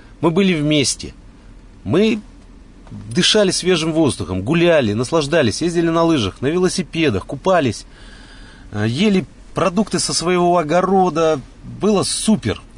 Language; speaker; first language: Russian; native; Russian